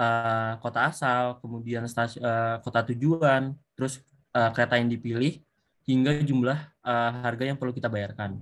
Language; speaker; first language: Indonesian; native; Indonesian